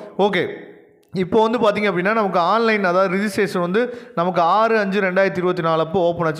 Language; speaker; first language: Tamil; native; Tamil